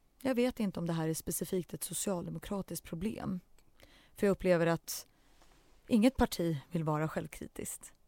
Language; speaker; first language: Swedish; early bilingual, other home language; Central Kurdish